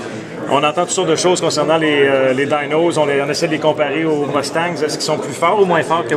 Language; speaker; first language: French; native; French